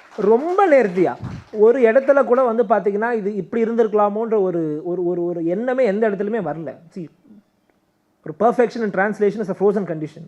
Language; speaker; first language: Tamil; native; Tamil